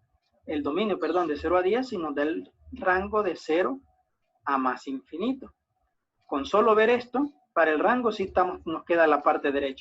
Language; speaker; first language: Spanish; native; Spanish